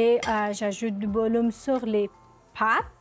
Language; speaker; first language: French; non-native, learner; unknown